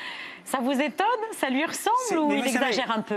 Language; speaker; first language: French; native; French